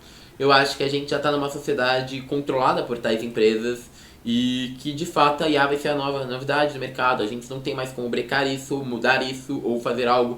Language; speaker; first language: Portuguese; native; Portuguese